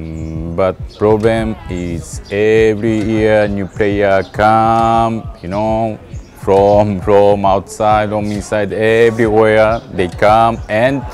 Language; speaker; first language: English; non-native, learner; Japanese